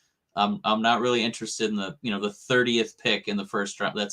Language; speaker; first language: English; native; English